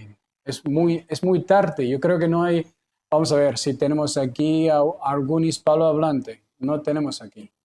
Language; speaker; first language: Spanish; non-native, learner; Chinese